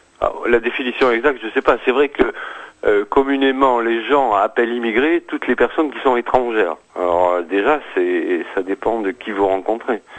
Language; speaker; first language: French; native; French